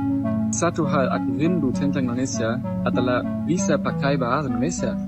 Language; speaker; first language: Indonesian; non-native, learner; German